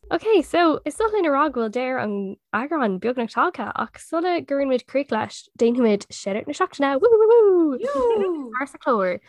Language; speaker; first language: Irish; non-native, local second language; English